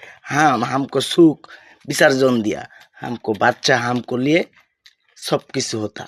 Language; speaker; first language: Hindi; non-native, learner; Bangla